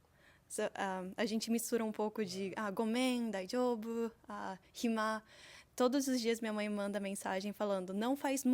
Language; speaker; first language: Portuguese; early bilingual, heritage; Portuguese